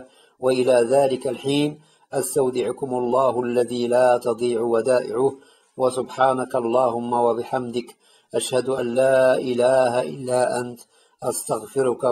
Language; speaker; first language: Arabic; native; Arabic